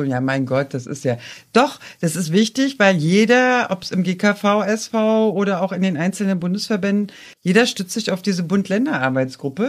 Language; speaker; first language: German; native; German